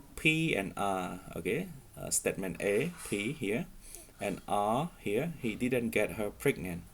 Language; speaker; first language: English; non-native, fluent; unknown